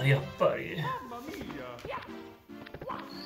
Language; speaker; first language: Japanese; non-native, learner; English